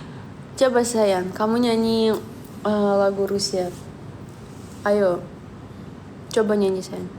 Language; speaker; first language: Indonesian; non-native, fluent; Russian